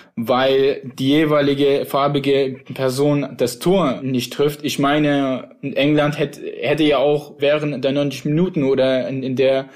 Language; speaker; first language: German; native; German